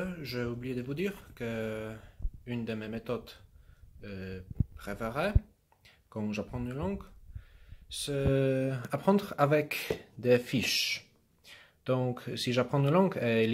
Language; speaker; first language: French; non-native, learner; Polish